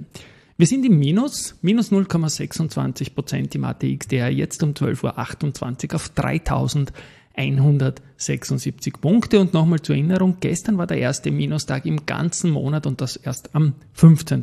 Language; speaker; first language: German; native; German